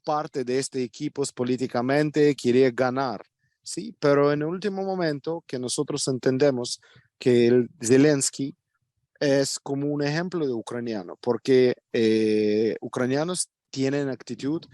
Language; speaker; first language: Spanish; non-native, fluent; Ukrainian